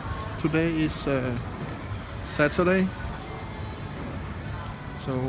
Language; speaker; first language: English; non-native, fluent; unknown